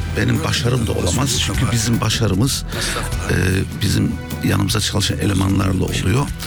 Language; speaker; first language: Turkish; early bilingual, heritage; German